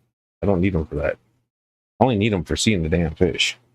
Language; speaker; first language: English; native; English